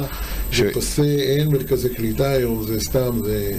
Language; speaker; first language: Hebrew; native; Hebrew